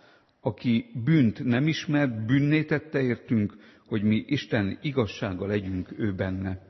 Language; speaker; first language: Hungarian; native; Hungarian